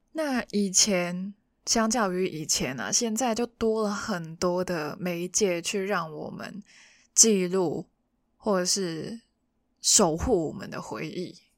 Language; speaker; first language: Chinese; non-native, local second language; Cantonese